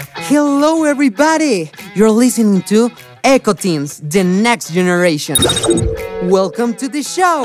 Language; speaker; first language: English; non-native, learner; Spanish